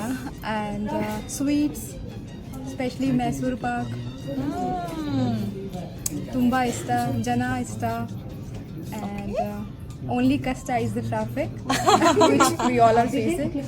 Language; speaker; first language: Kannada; non-native, learner; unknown